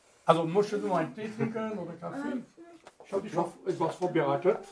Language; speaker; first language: German; non-native, fluent; French